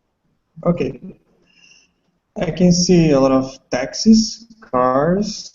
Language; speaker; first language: English; non-native, learner; Portuguese